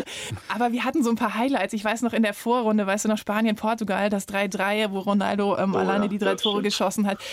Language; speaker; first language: German; native; German